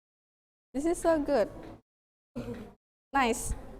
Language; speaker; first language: English; non-native, fluent; Indonesian